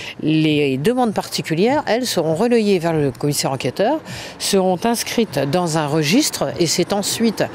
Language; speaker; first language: French; native; French